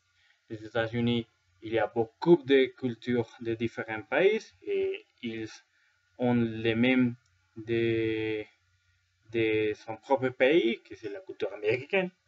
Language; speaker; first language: French; non-native, learner; Spanish